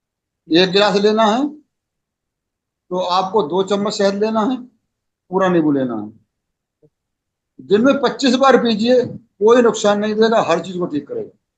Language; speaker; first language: Hindi; native; Hindi